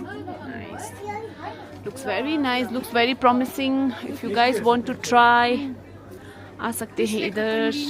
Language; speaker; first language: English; non-native, local second language; Tibetan